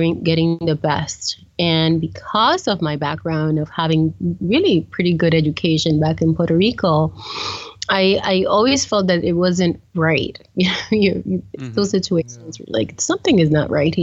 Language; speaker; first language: English; early bilingual, other home language; Spanish